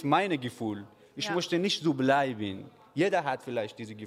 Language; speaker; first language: German; non-native, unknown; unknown